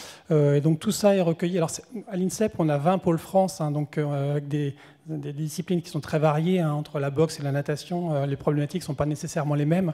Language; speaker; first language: French; native; French